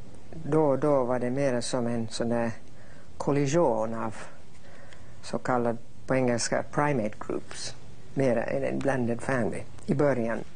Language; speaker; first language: Swedish; non-native, fluent; English